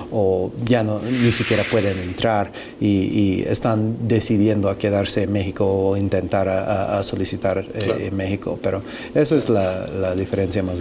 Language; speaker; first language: Spanish; non-native, fluent; English